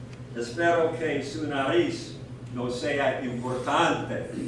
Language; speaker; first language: Spanish; non-native, learner; English